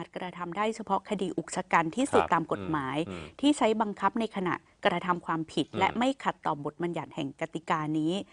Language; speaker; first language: Thai; native; Thai